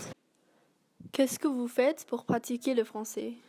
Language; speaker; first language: French; non-native, learner; English